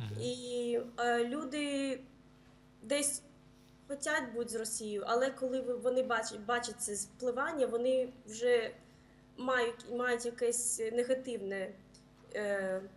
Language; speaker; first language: Ukrainian; early bilingual, heritage; Ukrainian